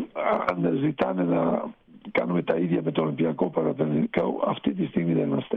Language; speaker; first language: Greek; non-native, fluent; Serbian